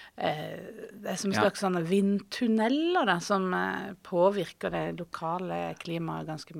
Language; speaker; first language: Norwegian; native; Norwegian